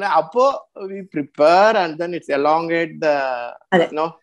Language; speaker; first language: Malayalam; non-native, learner; Tamil